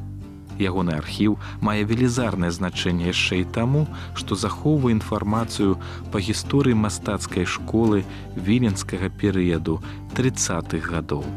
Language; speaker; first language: Belarusian; native; Belarusian